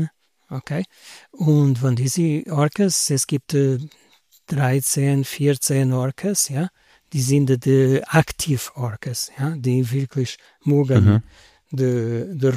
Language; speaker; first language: German; non-native, learner; Portuguese